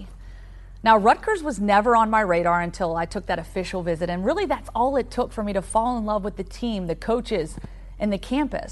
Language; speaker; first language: English; native; English